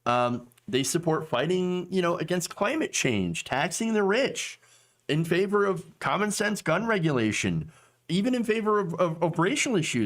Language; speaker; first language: English; native; English